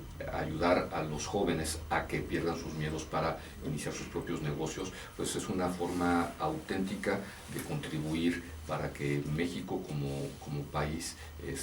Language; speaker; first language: Spanish; native; Spanish